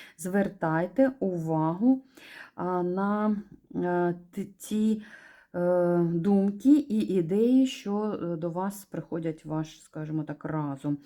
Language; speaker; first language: Ukrainian; non-native, local second language; Russian